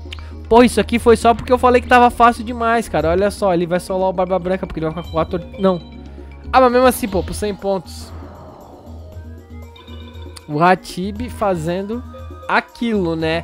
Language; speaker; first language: Portuguese; native; Portuguese